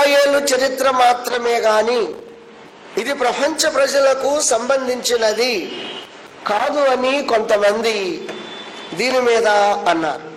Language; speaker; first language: Telugu; native; Telugu